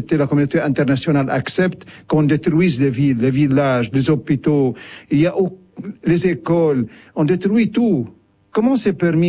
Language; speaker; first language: French; non-native, local second language; Arabic